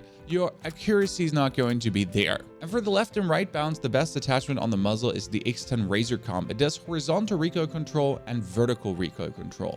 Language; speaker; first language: English; non-native, fluent; German